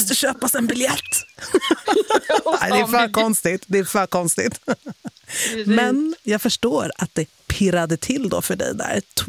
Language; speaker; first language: Swedish; native; Swedish